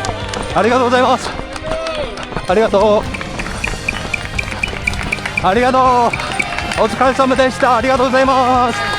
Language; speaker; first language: Japanese; non-native, learner; Chinese